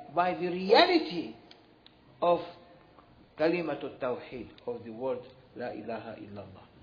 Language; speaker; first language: English; non-native, fluent; Arabic